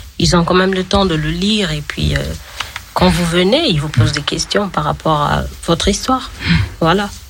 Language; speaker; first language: French; non-native, local second language; Lingala